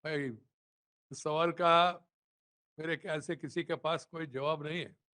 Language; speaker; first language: Hindi; non-native, local second language; Telugu